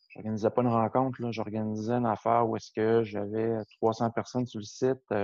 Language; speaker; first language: French; native; French